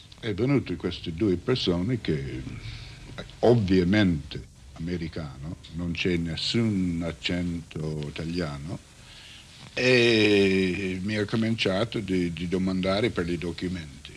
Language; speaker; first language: Italian; non-native, learner; English